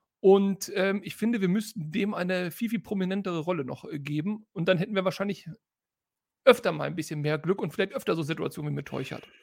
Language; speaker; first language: German; native; German